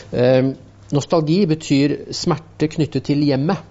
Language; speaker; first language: Norwegian; native; Norwegian